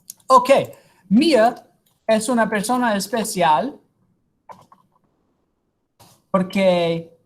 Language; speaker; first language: Spanish; non-native, fluent; English